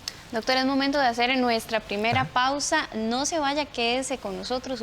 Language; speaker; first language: Spanish; native; Spanish